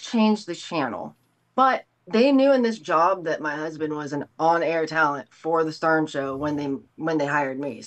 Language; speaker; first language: English; native; English